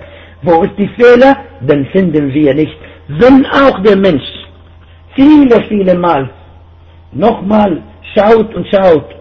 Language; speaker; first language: German; non-native, fluent; Arabic